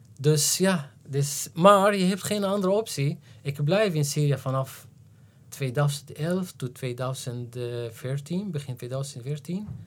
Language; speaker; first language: Dutch; non-native, learner; Arabic